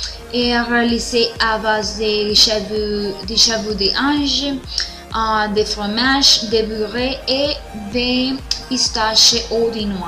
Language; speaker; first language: French; non-native, learner; Spanish